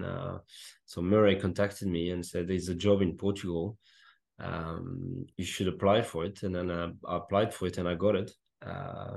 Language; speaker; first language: English; non-native, fluent; French